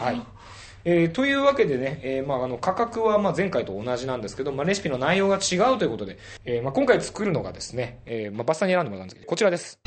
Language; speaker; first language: Japanese; native; Japanese